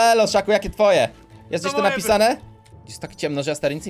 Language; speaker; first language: Polish; native; Polish